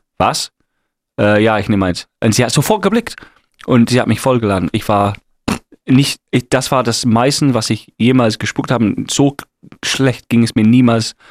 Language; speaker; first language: German; non-native, fluent; English